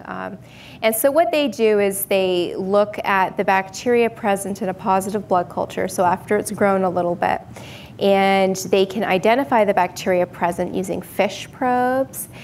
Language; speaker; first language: English; native; English